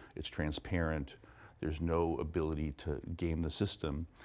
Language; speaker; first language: English; native; English